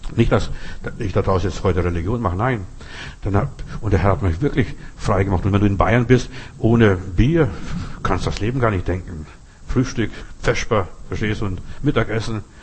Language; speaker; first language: German; non-native, fluent; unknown